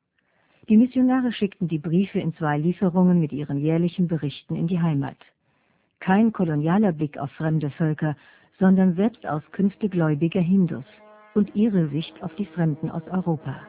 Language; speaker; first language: German; native; German